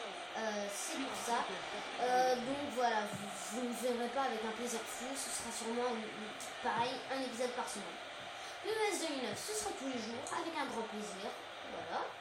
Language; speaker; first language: French; native; French